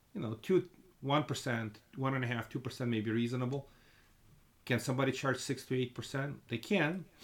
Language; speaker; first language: English; non-native, fluent; Russian